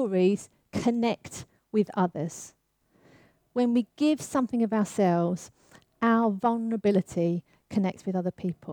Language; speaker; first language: English; native; English